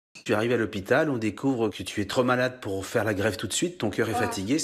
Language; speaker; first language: French; native; French